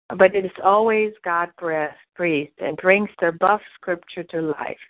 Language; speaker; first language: English; non-native, fluent; German